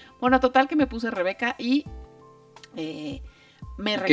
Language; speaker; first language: Spanish; native; Spanish